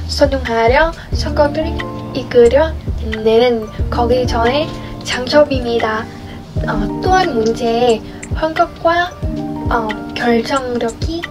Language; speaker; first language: Korean; non-native, learner; Vietnamese